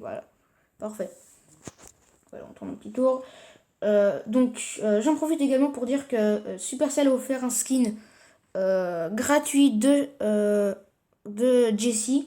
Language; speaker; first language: French; native; French